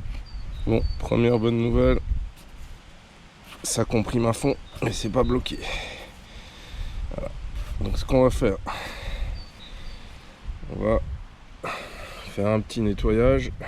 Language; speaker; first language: French; native; French